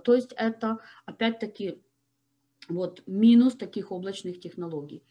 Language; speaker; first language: Russian; native; Russian